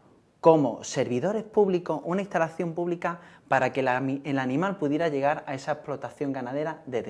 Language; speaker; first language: Spanish; native; Spanish